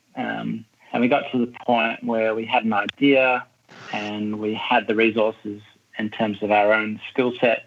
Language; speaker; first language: English; native; English